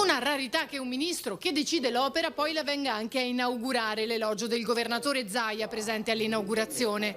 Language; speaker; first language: Italian; native; Italian